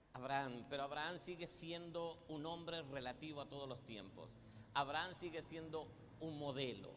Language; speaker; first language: Spanish; native; Spanish